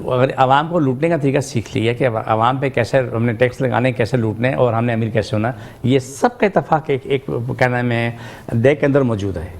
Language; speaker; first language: Urdu; non-native, local second language; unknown